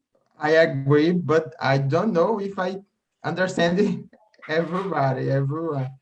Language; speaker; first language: English; non-native, learner; Portuguese